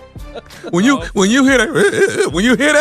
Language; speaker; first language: English; native; English